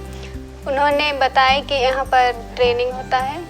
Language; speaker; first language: Hindi; non-native, local second language; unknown